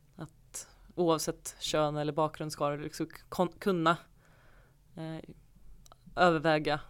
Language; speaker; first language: Swedish; native; Swedish